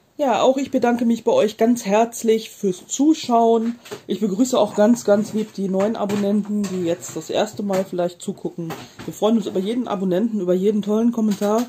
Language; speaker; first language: German; native; German